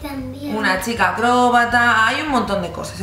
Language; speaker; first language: Spanish; native; Spanish